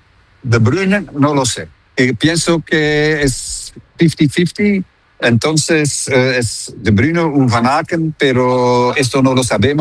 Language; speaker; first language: Spanish; non-native, fluent; Dutch